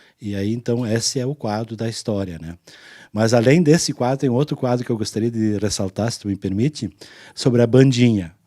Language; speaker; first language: Portuguese; non-native, local second language; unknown